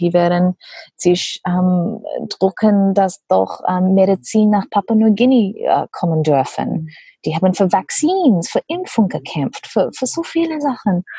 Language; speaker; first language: German; non-native, learner; English